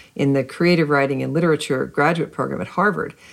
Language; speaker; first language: English; native; English